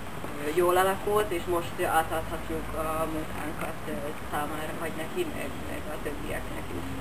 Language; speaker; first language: Hungarian; non-native, fluent; Finnish